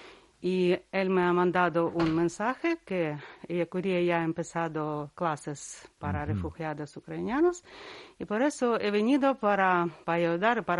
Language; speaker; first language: Spanish; non-native, learner; Russian